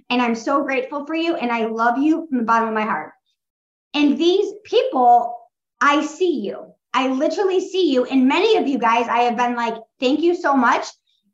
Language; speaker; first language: English; native; English